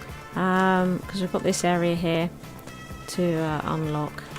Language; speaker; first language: English; native; English